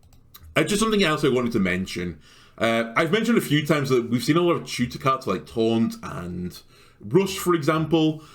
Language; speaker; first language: English; native; English